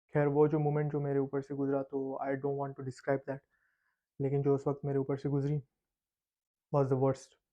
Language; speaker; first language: Urdu; native; Urdu